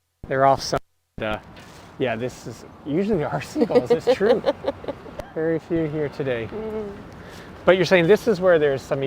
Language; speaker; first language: English; non-native, fluent; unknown